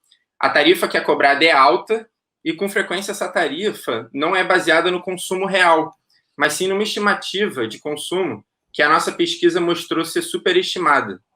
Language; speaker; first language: Portuguese; native; Portuguese